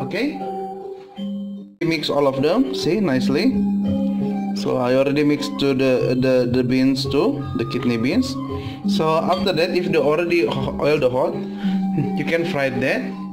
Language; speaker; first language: English; non-native, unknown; Indonesian